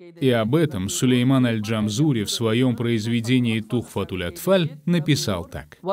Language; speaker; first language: Russian; non-native, fluent; Azerbaijani